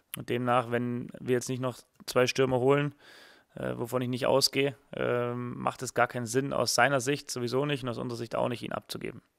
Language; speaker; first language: German; native; German